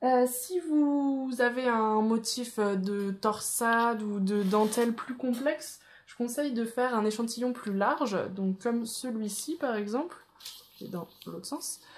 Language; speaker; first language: French; native; French